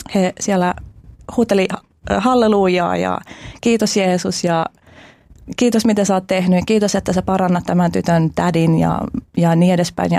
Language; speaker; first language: Finnish; early bilingual, other home language; Albanian